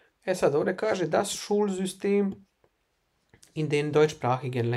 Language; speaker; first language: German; non-native, fluent; Bosnian